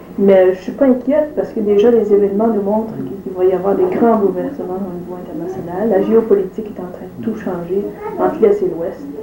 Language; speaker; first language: French; native; French